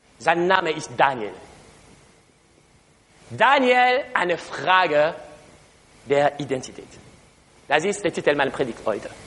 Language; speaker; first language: German; non-native, learner; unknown